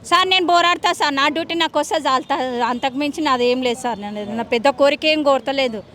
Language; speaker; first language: Telugu; native; Telugu